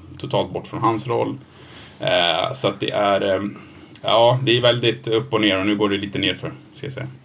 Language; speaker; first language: Swedish; early bilingual, other home language; Bosnian